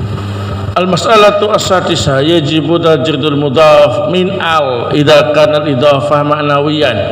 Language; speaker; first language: Arabic; non-native, fluent; Indonesian